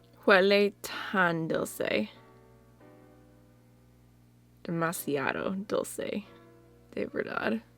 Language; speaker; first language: Spanish; non-native, learner; English